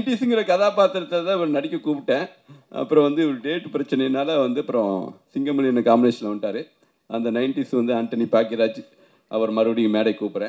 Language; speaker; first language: Tamil; native; Tamil